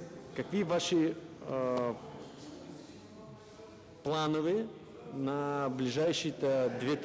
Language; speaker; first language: Bulgarian; non-native, learner; Russian